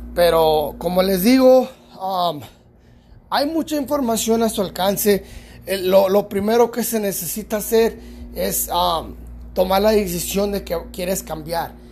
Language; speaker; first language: Spanish; early bilingual, heritage; Spanish